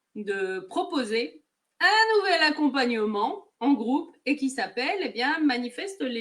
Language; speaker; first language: French; native; French